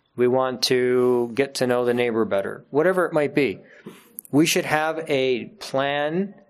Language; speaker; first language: English; native; English